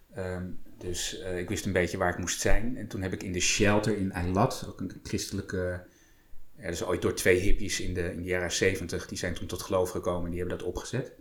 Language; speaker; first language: Dutch; native; Dutch